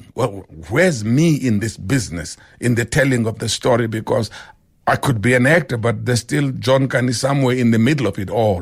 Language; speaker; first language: English; non-native, local second language; Xhosa